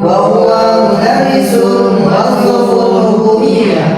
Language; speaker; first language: Arabic; non-native, learner; Indonesian